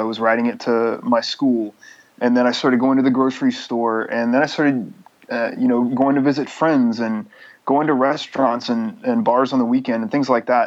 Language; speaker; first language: English; native; English